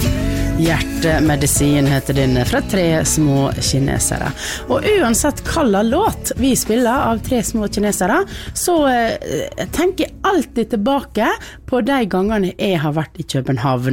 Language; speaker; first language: Norwegian; native; Norwegian